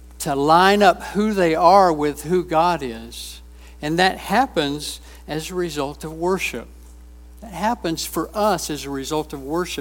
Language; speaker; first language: English; native; English